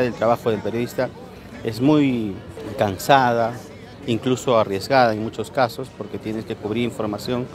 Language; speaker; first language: Spanish; native; Spanish